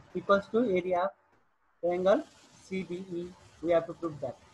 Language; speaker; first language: English; non-native, local second language; Nepali